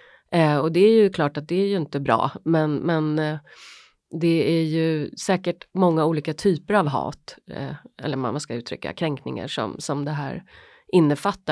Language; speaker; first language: Swedish; native; Swedish